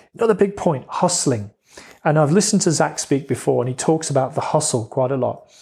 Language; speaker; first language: English; native; English